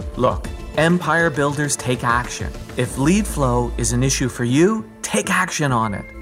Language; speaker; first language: English; native; English